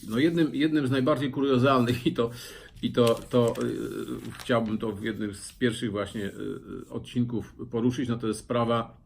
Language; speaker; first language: Polish; native; Polish